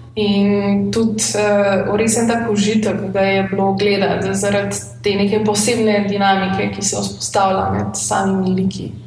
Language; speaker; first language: Slovenian; native; Slovenian